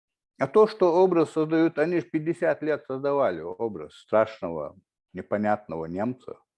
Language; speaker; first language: Russian; non-native, local second language; Chechen